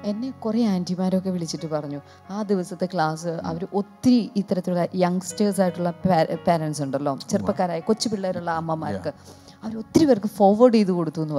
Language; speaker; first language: Malayalam; native; Malayalam